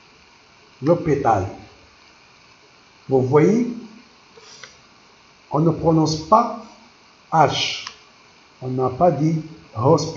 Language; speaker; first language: French; non-native, local second language; Arabic